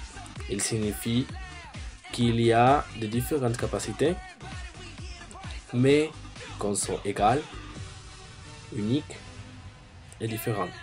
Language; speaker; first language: French; non-native, learner; Spanish